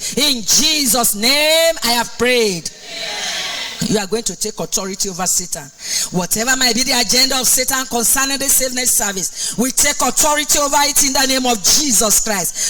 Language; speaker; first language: English; non-native, local second language; Yoruba